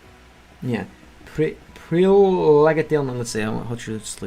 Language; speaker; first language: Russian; non-native, learner; English